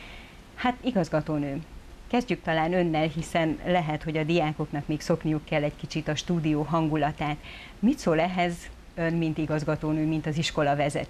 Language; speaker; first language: Hungarian; native; Hungarian